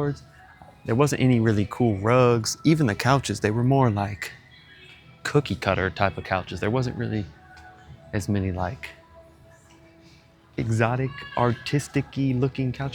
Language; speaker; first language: English; native; English